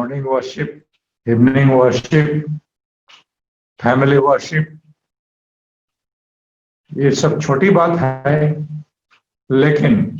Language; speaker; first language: Hindi; native; Hindi